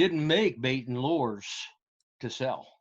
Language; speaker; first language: English; native; English